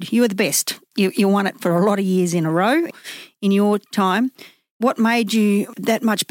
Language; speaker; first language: English; native; English